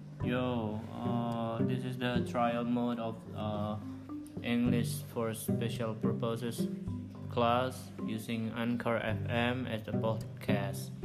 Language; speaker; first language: English; non-native, fluent; Indonesian